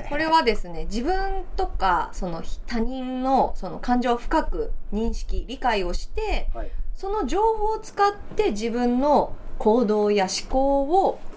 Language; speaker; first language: Japanese; native; Japanese